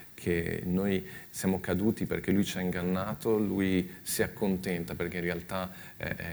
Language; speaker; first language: Italian; native; Italian